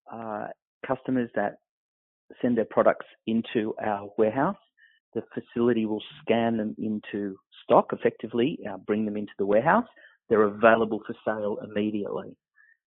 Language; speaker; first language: English; native; English